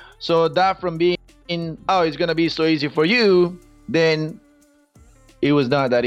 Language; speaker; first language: English; non-native, fluent; Spanish